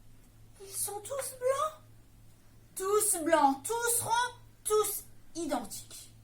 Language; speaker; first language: French; native; French